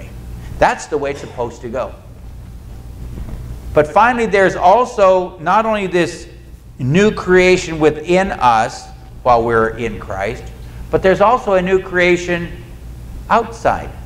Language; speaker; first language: English; native; English